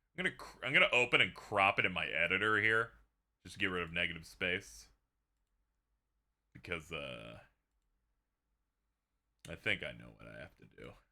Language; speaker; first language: English; native; English